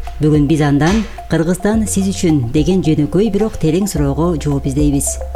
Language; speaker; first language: Kyrgyz; native; Kyrgyz